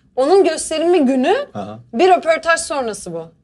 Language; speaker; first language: Turkish; native; Turkish